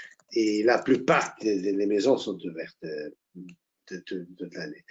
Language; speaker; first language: French; non-native, fluent; Portuguese